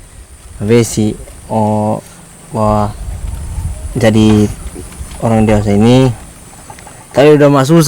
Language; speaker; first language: Indonesian; non-native, local second language; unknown